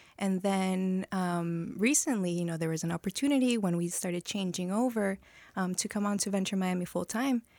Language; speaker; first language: English; early bilingual, other home language; Spanish